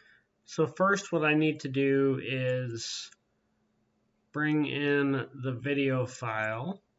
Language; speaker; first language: English; native; English